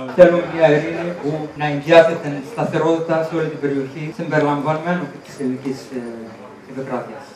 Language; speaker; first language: Greek; non-native, fluent; Arabic